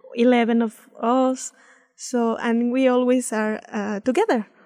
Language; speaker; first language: English; non-native, fluent; Spanish